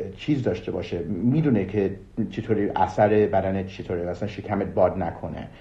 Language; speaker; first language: Persian; early bilingual, heritage; Persian